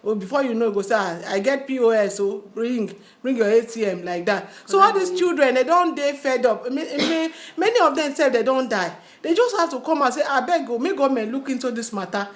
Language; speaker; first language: Nigerian Pidgin; non-native, local second language; Yoruba